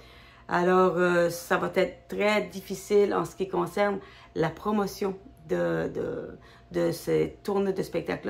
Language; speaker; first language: French; native; French